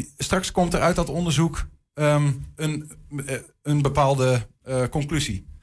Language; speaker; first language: Dutch; native; Dutch